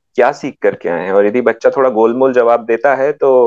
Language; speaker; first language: Hindi; native; Hindi